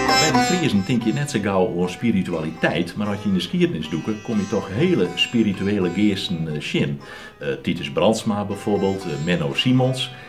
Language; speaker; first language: Dutch; non-native, local second language; Western Frisian